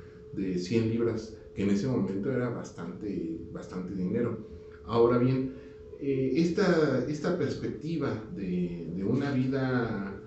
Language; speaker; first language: Spanish; native; Spanish